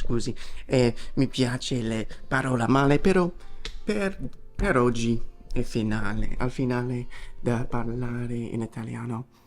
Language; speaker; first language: Italian; non-native, learner; English